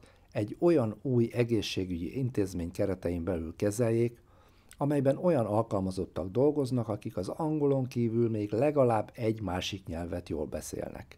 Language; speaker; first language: Hungarian; native; Hungarian